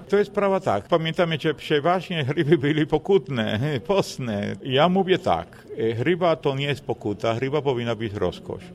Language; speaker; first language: Polish; non-native, fluent; Spanish